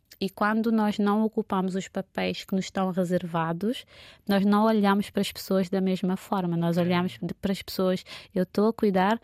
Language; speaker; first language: Portuguese; non-native, local second language; Kabuverdianu